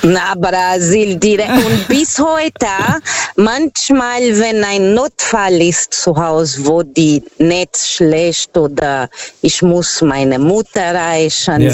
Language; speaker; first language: German; non-native, fluent; Portuguese